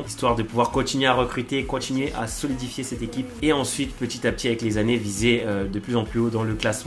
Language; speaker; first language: French; native; French